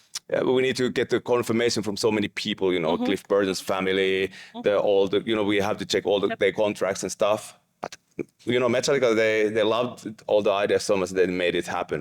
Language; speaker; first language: English; non-native, fluent; Finnish